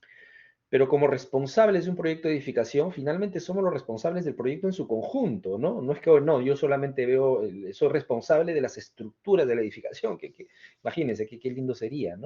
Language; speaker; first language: Spanish; native; Spanish